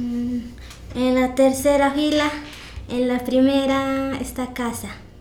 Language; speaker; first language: Spanish; non-native, local second language; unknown